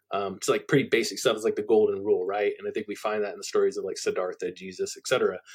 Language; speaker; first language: English; native; English